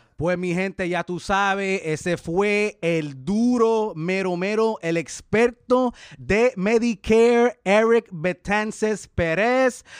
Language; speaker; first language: Spanish; early bilingual, heritage; Spanish